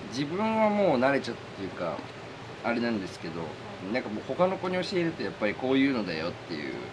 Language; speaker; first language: Japanese; native; Japanese